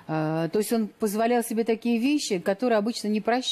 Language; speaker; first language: Russian; native; Russian